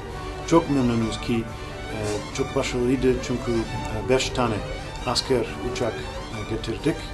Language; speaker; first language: Turkish; non-native, learner; English